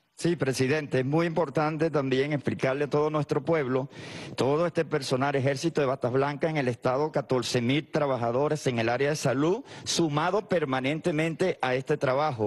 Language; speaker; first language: Spanish; native; Spanish